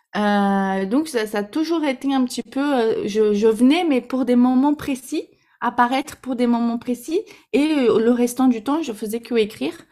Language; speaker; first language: French; non-native, fluent; Portuguese